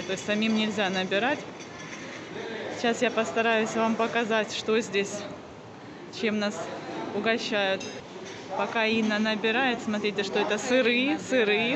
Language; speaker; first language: Russian; native; Russian